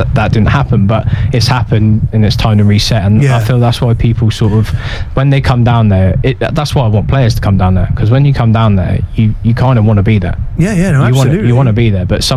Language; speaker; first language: English; native; English